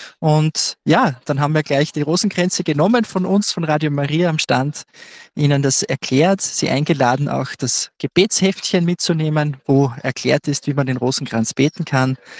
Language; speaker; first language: German; native; German